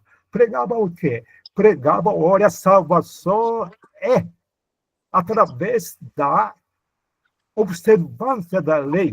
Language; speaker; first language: Portuguese; non-native, fluent; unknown